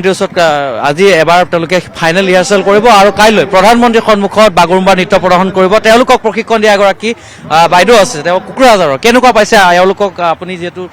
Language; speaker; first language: Assamese; native; Assamese